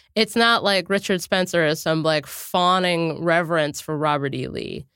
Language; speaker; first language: English; native; English